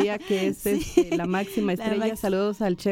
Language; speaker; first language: Spanish; native; Spanish